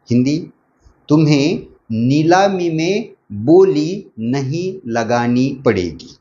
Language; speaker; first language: Hindi; non-native, local second language; Marathi